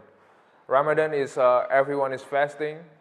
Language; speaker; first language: English; non-native, learner; Indonesian